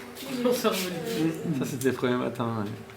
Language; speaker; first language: French; native; French